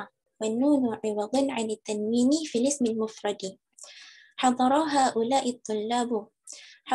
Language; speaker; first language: Arabic; non-native, learner; Malay